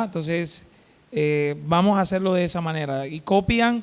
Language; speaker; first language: Spanish; native; Spanish